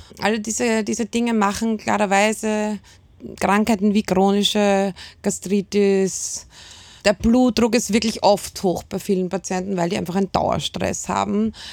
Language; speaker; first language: German; native; German